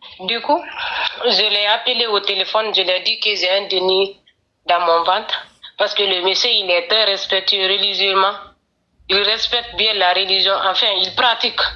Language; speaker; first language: French; non-native, local second language; Fula